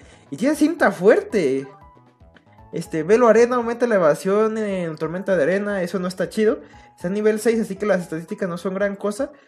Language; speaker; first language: Spanish; native; Spanish